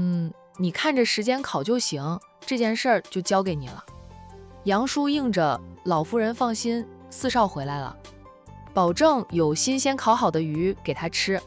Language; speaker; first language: Chinese; native; Chinese